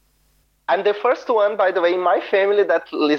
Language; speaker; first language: English; non-native, fluent; Portuguese